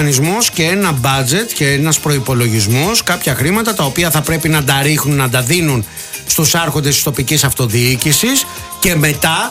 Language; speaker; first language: Greek; native; Greek